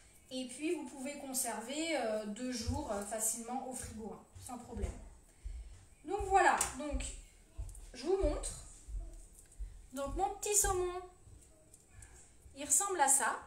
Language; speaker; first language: French; native; French